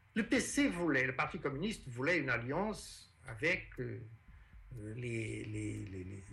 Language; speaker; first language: French; non-native, fluent; Portuguese